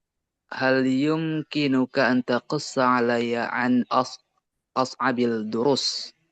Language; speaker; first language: Arabic; non-native, learner; Indonesian